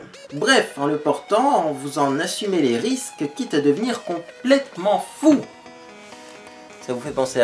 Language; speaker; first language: French; native; French